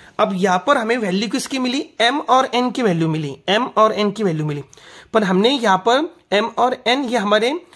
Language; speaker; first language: Hindi; non-native, local second language; Marathi